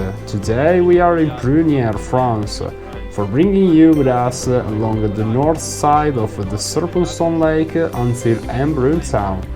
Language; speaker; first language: English; non-native, fluent; Italian